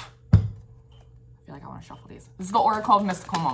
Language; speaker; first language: English; native; English